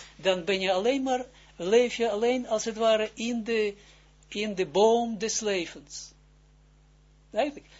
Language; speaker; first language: Dutch; non-native, fluent; Hebrew